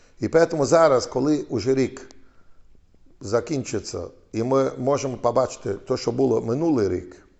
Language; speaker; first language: Ukrainian; non-native, learner; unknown